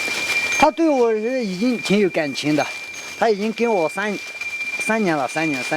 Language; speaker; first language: Chinese; native; Chinese